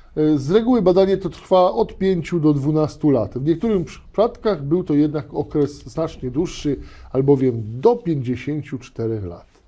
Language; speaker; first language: Polish; native; Polish